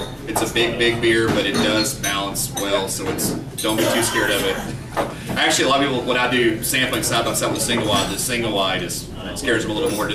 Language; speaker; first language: English; native; English